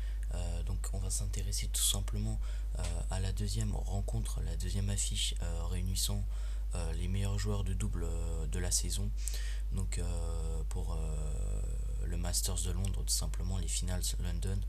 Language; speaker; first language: French; native; French